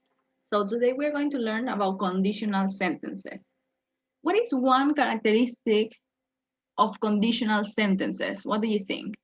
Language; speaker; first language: English; non-native, fluent; Spanish